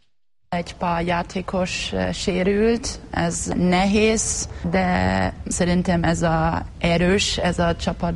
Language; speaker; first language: Hungarian; non-native, learner; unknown